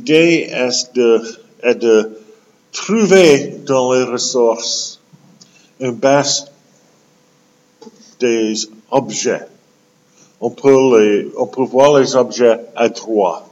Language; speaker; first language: French; non-native, local second language; English